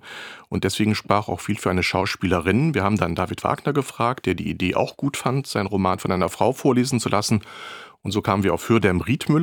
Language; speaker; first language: German; native; German